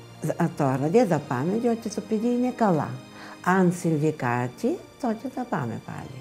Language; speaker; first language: Greek; non-native, learner; Bulgarian